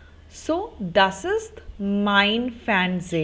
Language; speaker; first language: German; non-native, local second language; Hindi